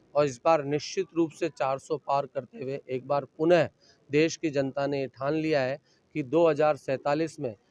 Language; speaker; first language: Hindi; native; Hindi